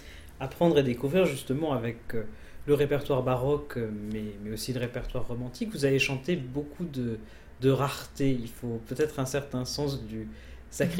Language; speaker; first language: French; native; French